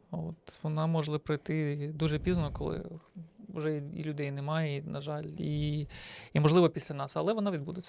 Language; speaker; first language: Ukrainian; native; Ukrainian